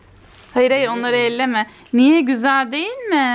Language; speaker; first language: Turkish; native; Turkish